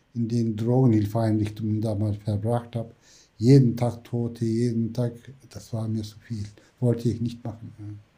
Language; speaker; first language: German; non-native, fluent; Turkish